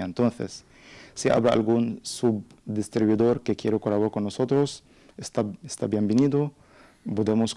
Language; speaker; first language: Spanish; non-native, learner; Arabic